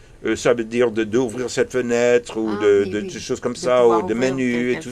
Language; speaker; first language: French; early bilingual, heritage; English